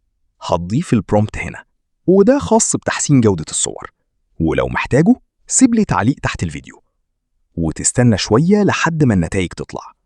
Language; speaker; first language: Arabic; native; Arabic